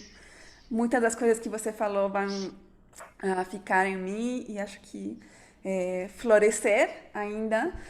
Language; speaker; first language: Portuguese; non-native, fluent; Spanish